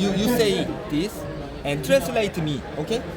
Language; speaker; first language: English; non-native, learner; Korean